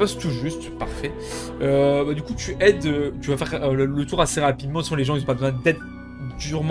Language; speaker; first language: French; native; French